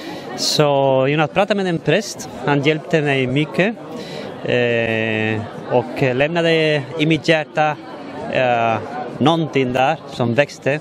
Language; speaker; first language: Swedish; non-native, fluent; Spanish